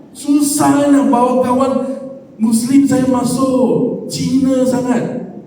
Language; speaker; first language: Malay; non-native, local second language; Chinese